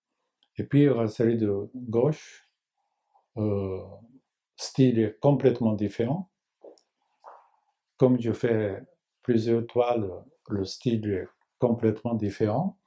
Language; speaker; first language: French; non-native, learner; Japanese